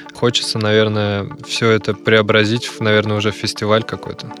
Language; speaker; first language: Russian; native; Russian